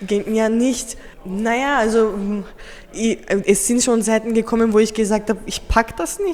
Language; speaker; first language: German; early bilingual, other home language; Turkish